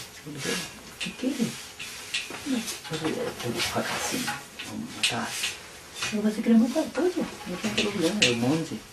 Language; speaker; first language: Portuguese; non-native, learner; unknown